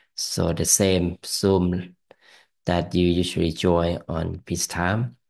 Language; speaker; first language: English; non-native, fluent; Thai